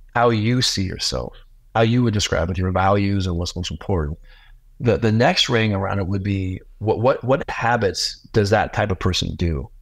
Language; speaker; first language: English; native; English